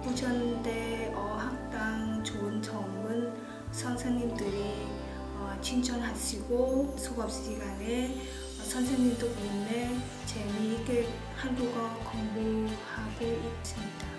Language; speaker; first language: Korean; non-native, learner; Vietnamese